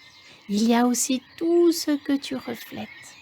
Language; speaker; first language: French; native; French